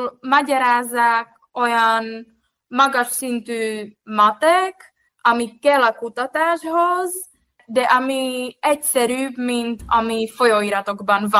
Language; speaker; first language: Hungarian; non-native, fluent; Czech